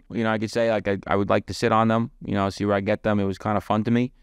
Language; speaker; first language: English; native; English